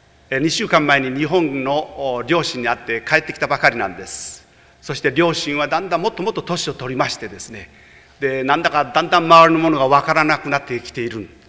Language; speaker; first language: Japanese; native; Japanese